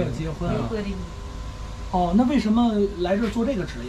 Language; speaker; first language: Chinese; native; Chinese